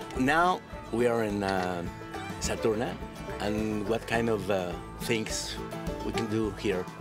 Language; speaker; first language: English; non-native, learner; Spanish